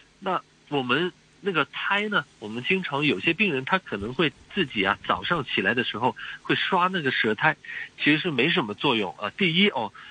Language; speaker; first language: Chinese; non-native, local second language; Cantonese